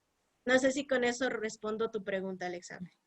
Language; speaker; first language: Spanish; native; Spanish